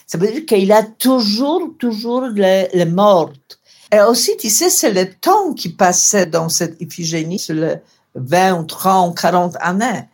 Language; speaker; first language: French; non-native, learner; Polish